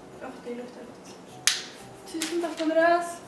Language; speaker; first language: Norwegian; native; Norwegian